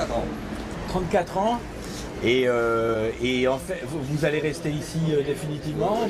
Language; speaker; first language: French; native; French